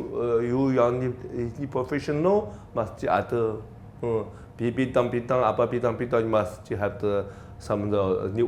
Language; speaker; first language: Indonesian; non-native, learner; Chinese